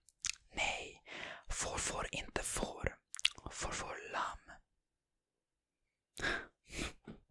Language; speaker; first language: Swedish; non-native, learner; Finnish